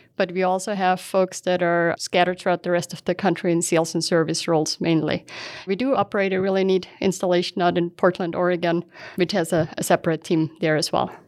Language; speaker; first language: English; non-native, fluent; German